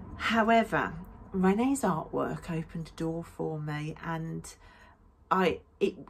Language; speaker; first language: English; native; English